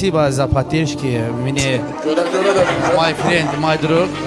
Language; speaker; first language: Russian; non-native, learner; Azerbaijani